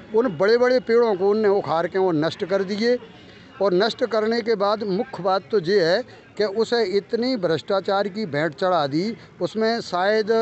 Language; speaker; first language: Hindi; native; Hindi